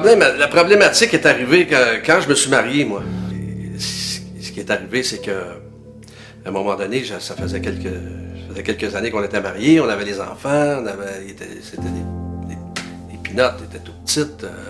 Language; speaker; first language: French; native; French